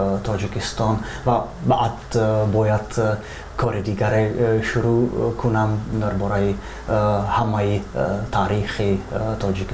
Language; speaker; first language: Persian; non-native, fluent; Czech